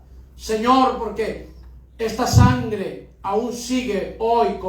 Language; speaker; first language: Spanish; native; Spanish